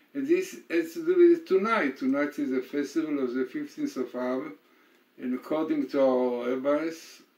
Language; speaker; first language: English; non-native, fluent; Hebrew